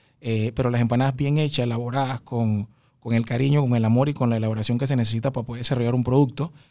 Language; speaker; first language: Spanish; native; Spanish